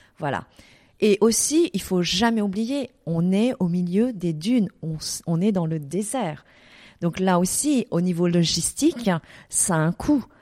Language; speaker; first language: French; early bilingual, other home language; Vietnamese